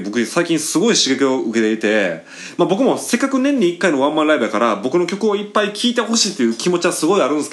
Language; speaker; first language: Japanese; native; Japanese